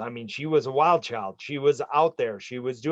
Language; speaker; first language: English; native; English